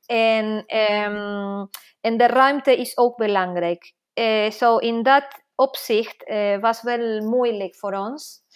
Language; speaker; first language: Dutch; non-native, fluent; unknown